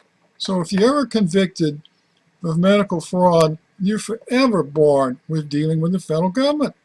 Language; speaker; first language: English; native; English